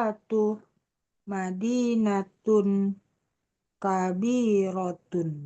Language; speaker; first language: Arabic; non-native, learner; Indonesian